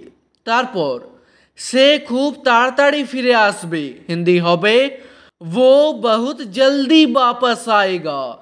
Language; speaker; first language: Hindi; non-native, fluent; Bangla